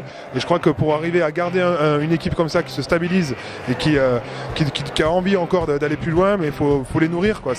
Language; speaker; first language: French; native; French